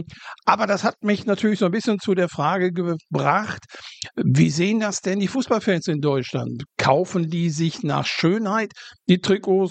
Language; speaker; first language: German; native; German